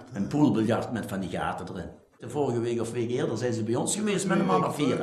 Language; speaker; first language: Dutch; native; Dutch